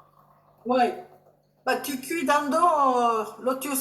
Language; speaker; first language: French; non-native, learner; Japanese